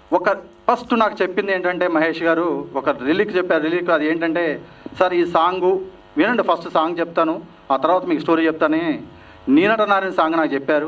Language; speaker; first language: Telugu; native; Telugu